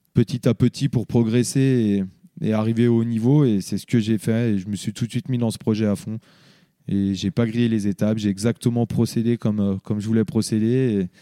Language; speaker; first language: French; native; French